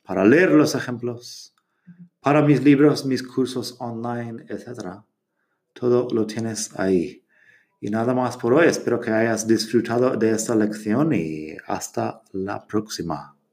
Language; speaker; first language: Spanish; non-native, fluent; English